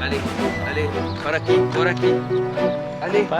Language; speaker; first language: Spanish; non-native, learner; French